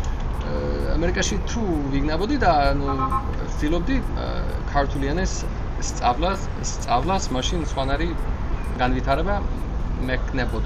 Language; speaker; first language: Georgian; non-native, learner; English